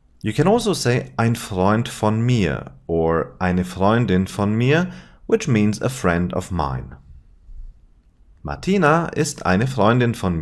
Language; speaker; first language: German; non-native, fluent; English